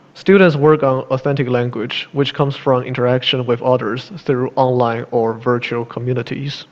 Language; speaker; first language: English; non-native, fluent; Chinese